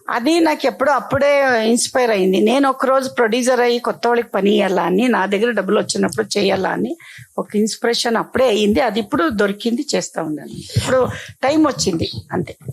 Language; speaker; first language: Telugu; non-native, local second language; Kannada